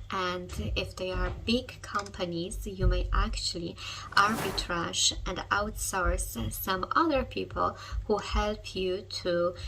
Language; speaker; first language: English; non-native, fluent; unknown